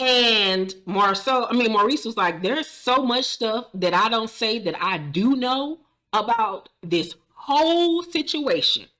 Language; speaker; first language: English; native; English